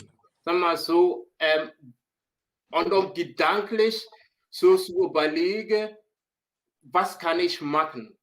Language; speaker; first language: German; non-native, learner; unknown